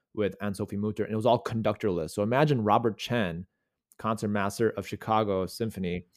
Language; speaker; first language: English; native; English